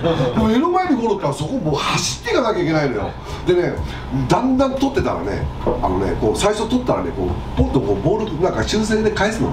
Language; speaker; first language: Japanese; native; Japanese